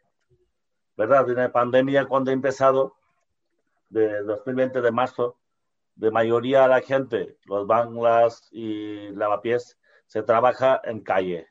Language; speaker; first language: Spanish; non-native, learner; Bangla